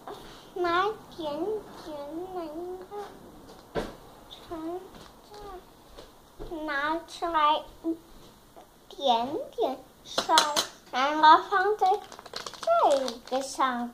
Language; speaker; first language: Chinese; early bilingual, heritage; Chinese